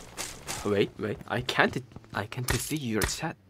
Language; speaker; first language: English; non-native, learner; Korean